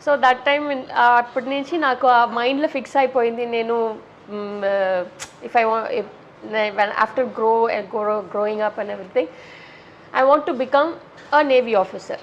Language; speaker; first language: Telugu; non-native, local second language; Tamil